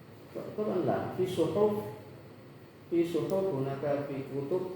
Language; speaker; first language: Arabic; non-native, fluent; Indonesian